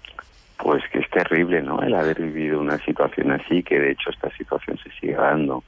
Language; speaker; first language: Spanish; native; Spanish